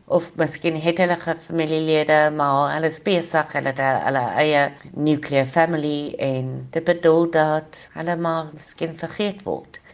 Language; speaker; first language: Afrikaans; non-native, local second language; English